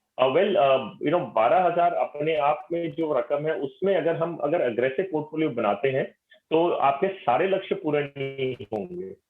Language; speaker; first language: Hindi; native; Hindi